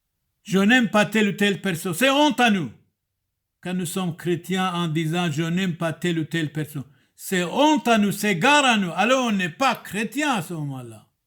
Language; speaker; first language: French; non-native, fluent; Turoyo